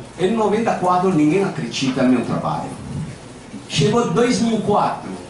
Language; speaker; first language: Portuguese; non-native, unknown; Chinese